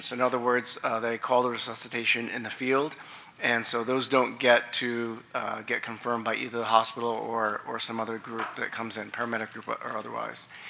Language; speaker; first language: English; native; English